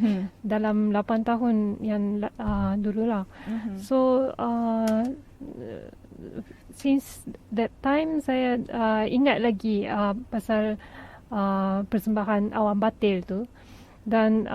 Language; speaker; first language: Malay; non-native, fluent; Japanese